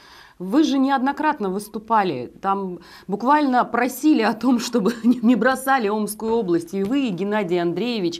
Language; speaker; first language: Russian; native; Russian